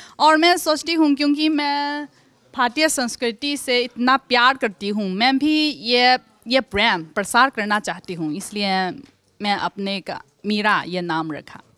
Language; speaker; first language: Hindi; non-native, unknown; Chinese